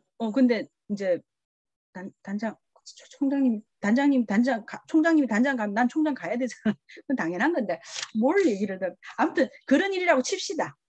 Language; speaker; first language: Korean; early bilingual, heritage; Korean